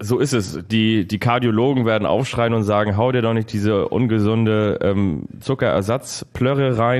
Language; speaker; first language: German; native; German